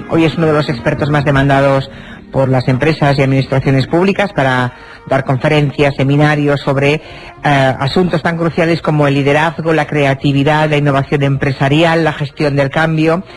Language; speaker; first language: Spanish; native; Spanish